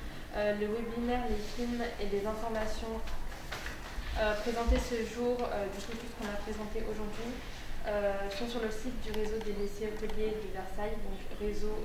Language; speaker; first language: French; native; French